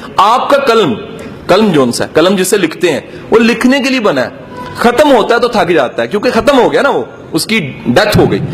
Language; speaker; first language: Urdu; non-native, local second language; Punjabi